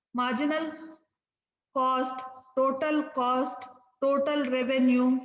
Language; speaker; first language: English; non-native, local second language; Kannada